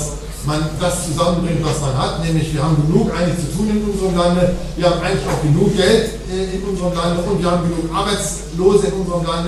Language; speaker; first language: German; native; German